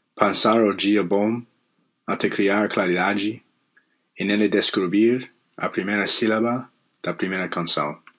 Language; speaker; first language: Portuguese; non-native, learner; English